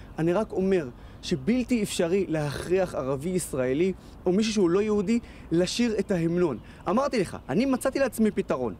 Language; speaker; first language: Hebrew; non-native, local second language; Arabic